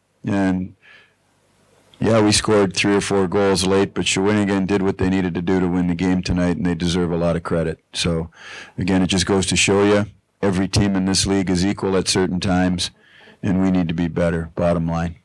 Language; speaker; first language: English; native; English